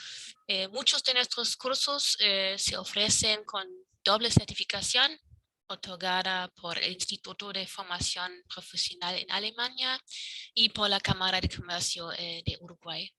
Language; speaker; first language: Spanish; non-native, fluent; German